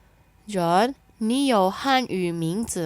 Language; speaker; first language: Chinese; non-native, learner; Indonesian